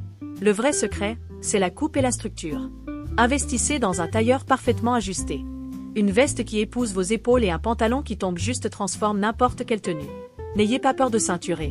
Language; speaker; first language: French; native; French